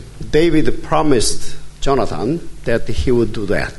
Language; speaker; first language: English; non-native, fluent; Korean